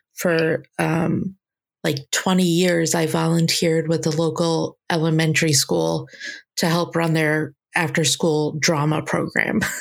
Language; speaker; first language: English; native; English